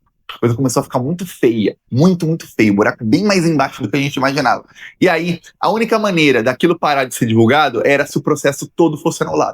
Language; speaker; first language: Portuguese; native; Portuguese